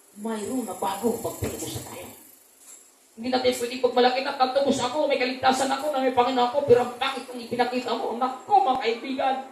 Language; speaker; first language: Filipino; non-native, local second language; Cebuano